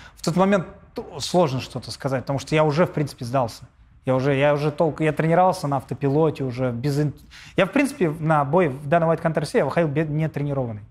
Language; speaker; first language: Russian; native; Russian